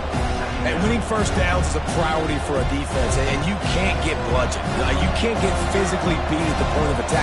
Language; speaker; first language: English; native; English